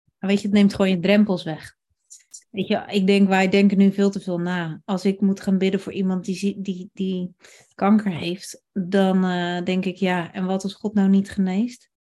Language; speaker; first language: Dutch; native; Dutch